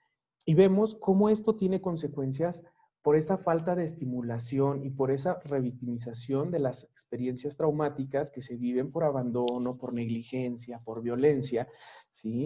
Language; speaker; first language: Spanish; native; Spanish